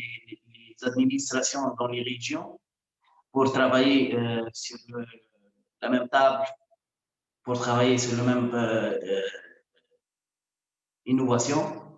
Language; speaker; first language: French; non-native, local second language; Arabic